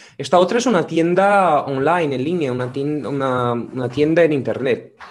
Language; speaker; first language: Spanish; non-native, fluent; Portuguese